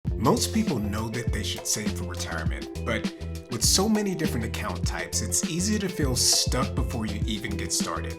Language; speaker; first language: English; native; English